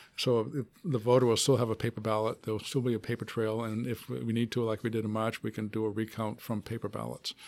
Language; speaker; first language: English; native; English